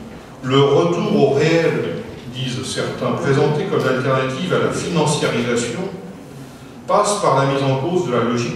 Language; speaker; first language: French; native; French